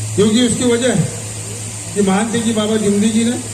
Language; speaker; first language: Hindi; non-native, local second language; Marathi